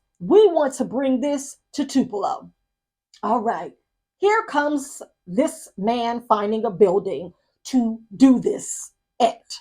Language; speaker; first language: English; native; English